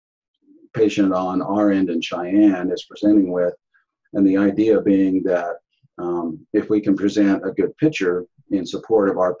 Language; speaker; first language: English; native; English